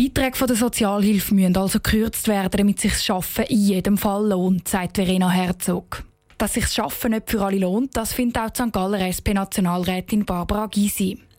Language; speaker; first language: German; native; German